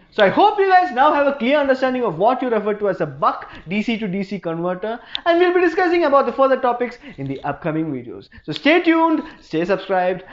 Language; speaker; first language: English; non-native, local second language; Malayalam